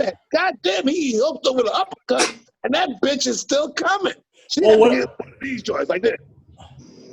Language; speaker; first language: English; native; English